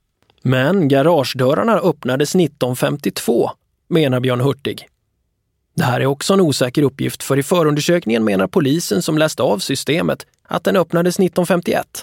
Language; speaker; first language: Swedish; native; Swedish